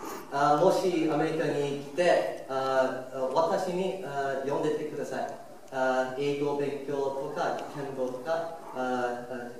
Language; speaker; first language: Japanese; non-native, learner; English